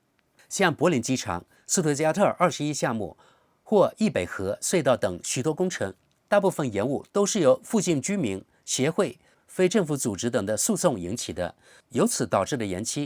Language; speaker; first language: Chinese; native; Chinese